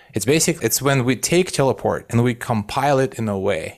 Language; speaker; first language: English; non-native, fluent; Russian